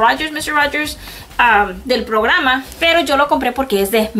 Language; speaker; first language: Spanish; native; Spanish